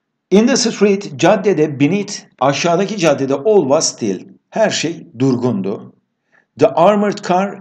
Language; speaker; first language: English; non-native, fluent; Turkish